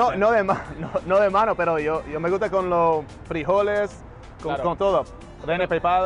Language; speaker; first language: Spanish; non-native, learner; English